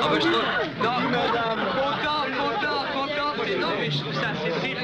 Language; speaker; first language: French; early bilingual, other home language; German